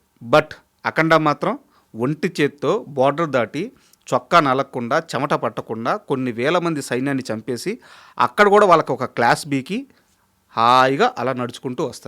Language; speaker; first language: Telugu; native; Telugu